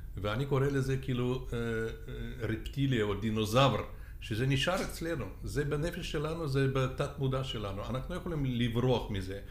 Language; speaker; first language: Hebrew; non-native, fluent; Russian